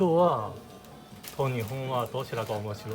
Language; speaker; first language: Japanese; non-native, learner; Chinese